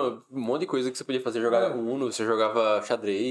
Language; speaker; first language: Portuguese; native; Portuguese